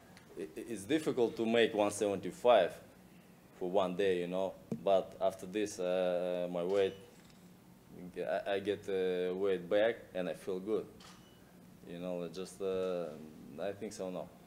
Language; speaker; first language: English; non-native, learner; Russian